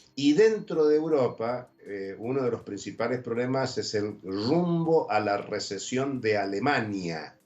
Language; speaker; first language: Spanish; native; Spanish